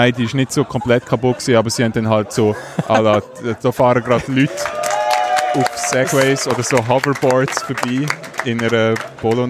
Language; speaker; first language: German; native; German